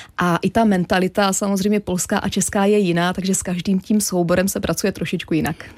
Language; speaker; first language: Czech; non-native, local second language; Polish